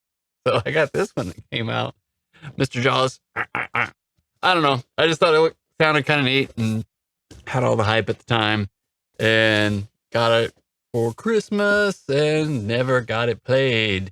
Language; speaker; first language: English; native; English